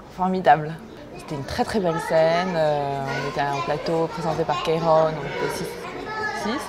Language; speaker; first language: French; early bilingual, other home language; Korean